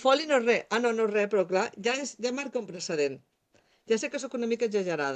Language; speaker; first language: Catalan; native; Catalan